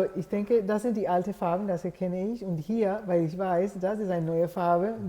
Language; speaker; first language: German; non-native, fluent; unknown